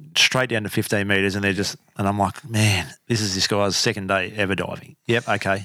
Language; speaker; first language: English; native; English